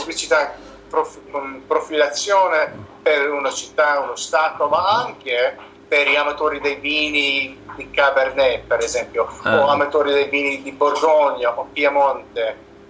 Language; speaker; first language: Italian; non-native, learner; English